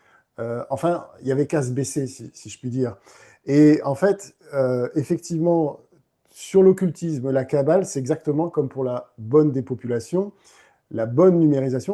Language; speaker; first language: French; native; French